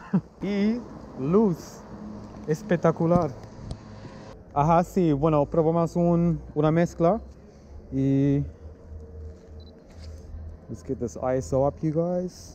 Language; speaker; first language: Spanish; non-native, local second language; English